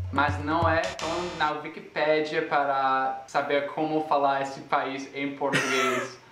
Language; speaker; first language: Portuguese; non-native, fluent; English